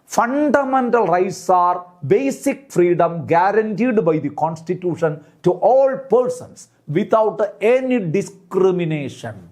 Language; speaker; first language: English; non-native, local second language; Malayalam